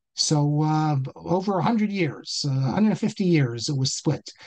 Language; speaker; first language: English; native; English